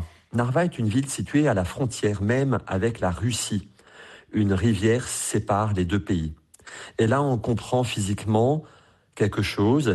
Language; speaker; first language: French; native; French